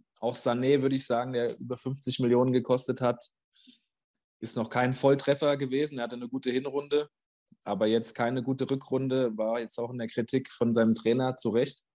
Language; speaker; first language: German; native; German